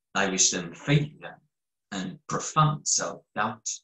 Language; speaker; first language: English; non-native, fluent; Romanian